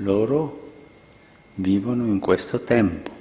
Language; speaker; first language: Italian; non-native, fluent; Spanish